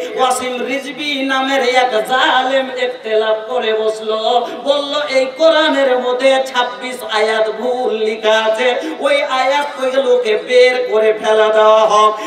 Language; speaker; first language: Bangla; non-native, local second language; Bhojpuri